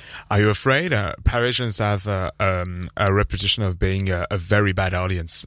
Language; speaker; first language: English; non-native, fluent; French